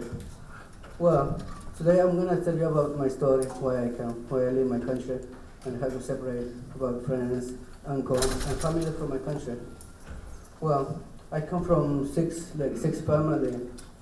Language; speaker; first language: English; non-native, learner; Kʼicheʼ